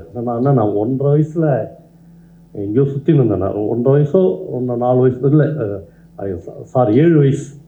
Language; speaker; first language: Tamil; native; Tamil